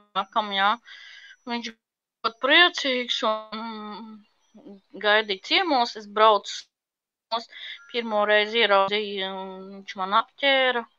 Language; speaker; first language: Latvian; native; Latvian